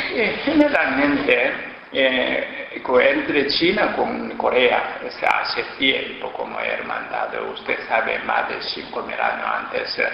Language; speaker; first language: Spanish; non-native, learner; Korean